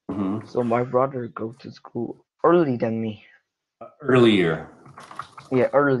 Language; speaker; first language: English; non-native, learner; Korean